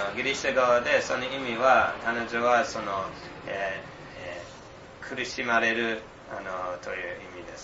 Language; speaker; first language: Japanese; non-native, fluent; English